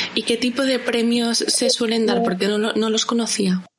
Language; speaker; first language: Spanish; native; Spanish